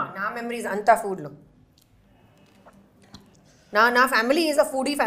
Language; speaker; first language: Telugu; non-native, learner; Hindi